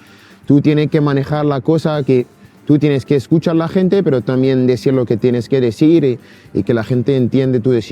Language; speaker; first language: Spanish; non-native, fluent; French